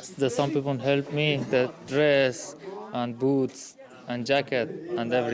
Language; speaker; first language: English; non-native, learner; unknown